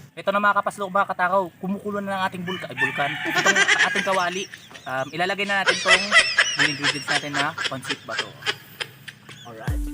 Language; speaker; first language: Filipino; non-native, local second language; Bikol